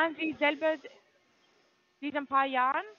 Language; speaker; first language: German; non-native, fluent; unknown